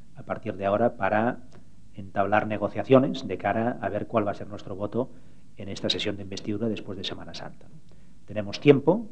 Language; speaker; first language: Spanish; non-native, local second language; Catalan